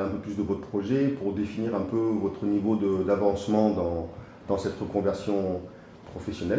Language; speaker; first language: French; native; French